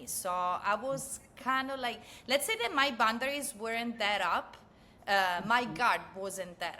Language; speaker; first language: English; non-native, fluent; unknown